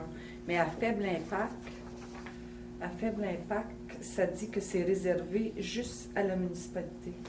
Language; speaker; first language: French; native; French